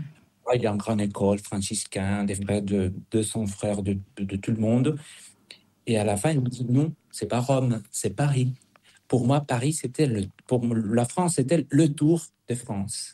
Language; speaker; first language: French; non-native, fluent; Spanish